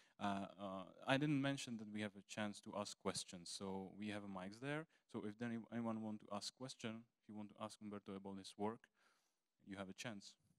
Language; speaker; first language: English; non-native, fluent; Czech